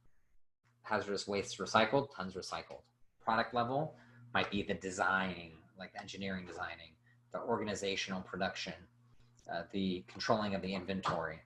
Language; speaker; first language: English; native; English